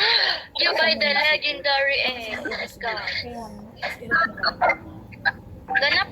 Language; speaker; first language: English; non-native, local second language; Filipino